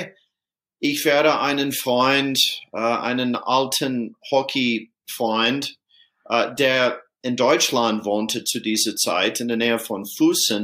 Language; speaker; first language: German; non-native, fluent; English